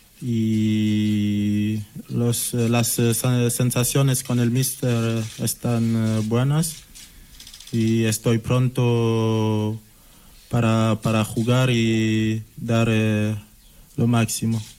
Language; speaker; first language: Spanish; non-native, learner; French